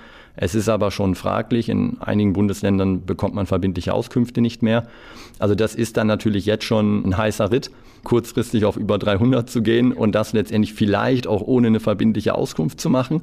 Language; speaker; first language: German; native; German